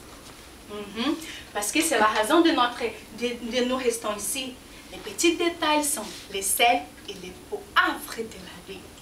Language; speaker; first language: French; non-native, learner; Portuguese